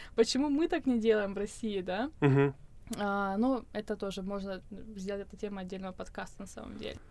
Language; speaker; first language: Russian; native; Russian